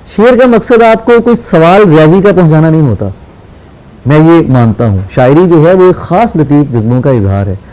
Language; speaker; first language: Urdu; non-native, local second language; Punjabi